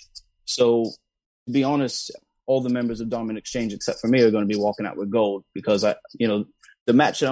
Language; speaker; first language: English; native; English